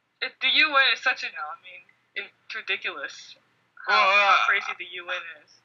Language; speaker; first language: English; native; English